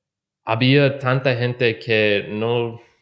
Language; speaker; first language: Spanish; non-native, learner; English